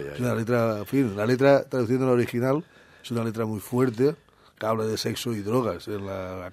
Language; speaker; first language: Spanish; native; Spanish